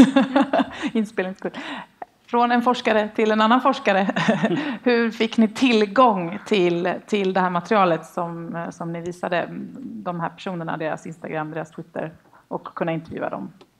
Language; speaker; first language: Swedish; native; Swedish